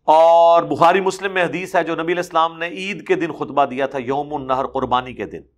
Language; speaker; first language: Urdu; non-native, local second language; Punjabi